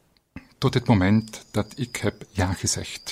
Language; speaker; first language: Dutch; non-native, fluent; German